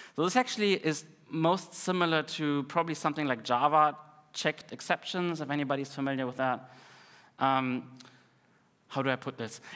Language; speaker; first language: English; non-native, fluent; Russian